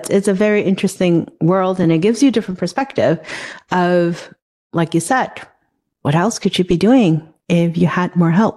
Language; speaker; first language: English; non-native, local second language; Cantonese